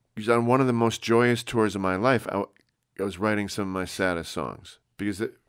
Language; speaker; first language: English; native; English